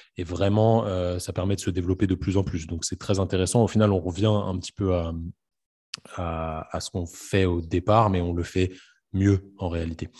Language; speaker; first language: French; native; French